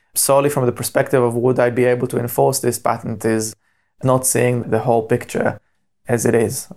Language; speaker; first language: English; non-native, fluent; Hebrew